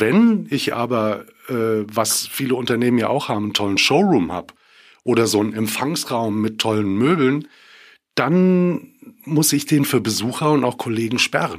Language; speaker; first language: German; native; German